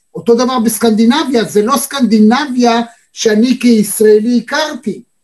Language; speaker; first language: Hebrew; native; Hebrew